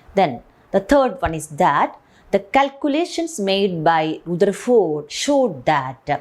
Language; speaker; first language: English; non-native, local second language; Malayalam